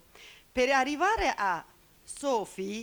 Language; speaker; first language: Italian; non-native, learner; Persian